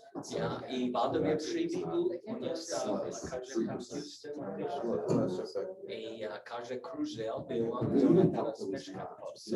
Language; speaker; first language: Polish; non-native, learner; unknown